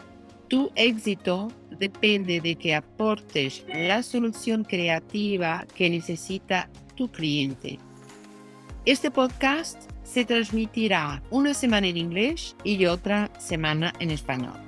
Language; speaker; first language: Spanish; non-native, fluent; Portuguese